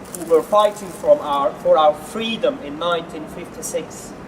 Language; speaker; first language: English; non-native, fluent; Hungarian